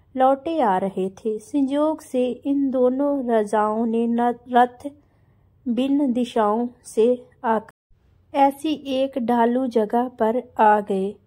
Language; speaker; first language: Hindi; non-native, local second language; Punjabi